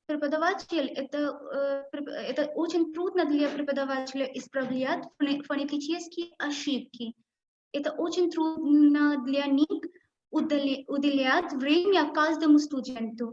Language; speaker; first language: Russian; non-native, learner; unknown